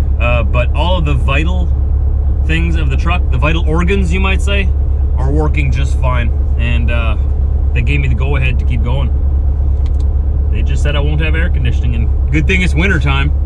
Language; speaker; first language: English; native; English